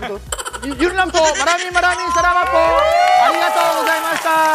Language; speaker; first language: Filipino; non-native, learner; Japanese